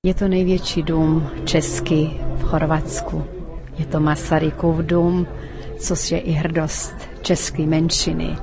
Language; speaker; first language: Czech; early bilingual, heritage; Czech